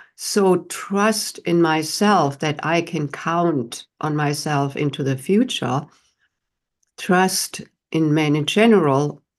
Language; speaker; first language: English; non-native, fluent; German